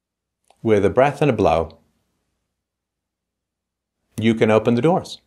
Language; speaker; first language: English; native; English